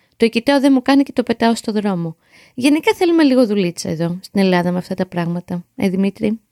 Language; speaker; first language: Greek; native; Greek